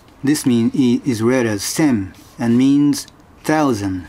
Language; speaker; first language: English; non-native, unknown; Japanese